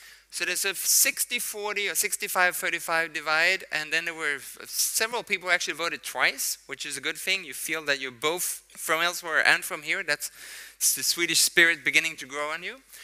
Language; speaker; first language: English; non-native, fluent; Swedish